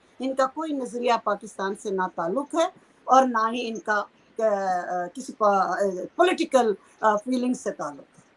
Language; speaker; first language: Urdu; non-native, local second language; Punjabi